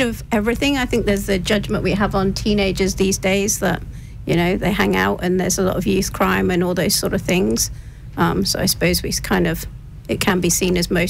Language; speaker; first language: English; native; English